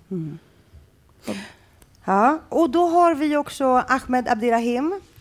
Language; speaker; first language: Swedish; native; Swedish